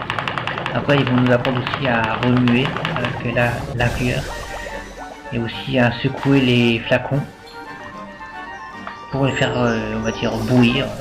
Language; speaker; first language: French; native; French